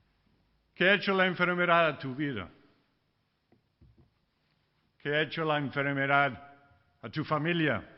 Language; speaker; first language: Spanish; non-native, fluent; English